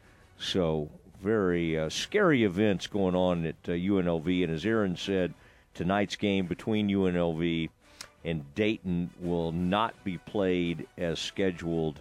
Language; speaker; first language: English; native; English